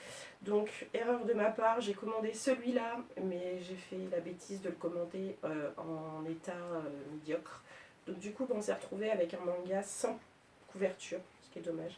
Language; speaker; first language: French; native; French